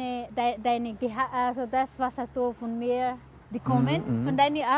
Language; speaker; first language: German; non-native, learner; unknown